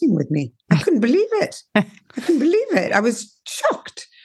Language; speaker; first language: English; native; English